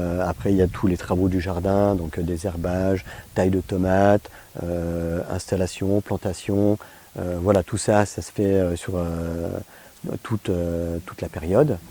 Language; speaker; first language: French; native; French